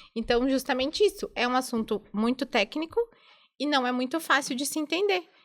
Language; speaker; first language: Portuguese; native; Portuguese